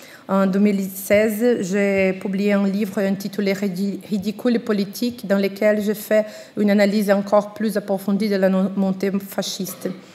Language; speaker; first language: French; non-native, fluent; Portuguese